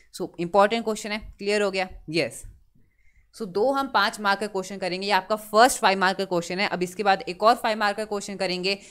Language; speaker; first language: Hindi; native; Hindi